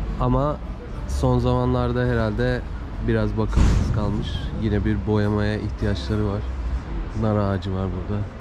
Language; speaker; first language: Turkish; native; Turkish